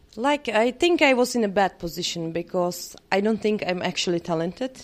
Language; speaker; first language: English; non-native, fluent; Czech